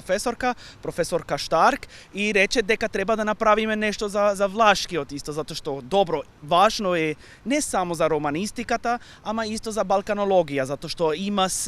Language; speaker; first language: Macedonian; non-native, learner; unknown